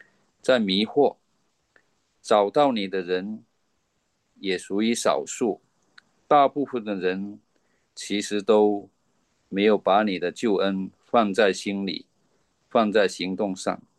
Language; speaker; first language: Chinese; native; Chinese